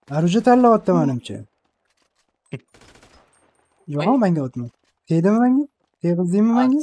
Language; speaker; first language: Turkish; non-native, learner; Uzbek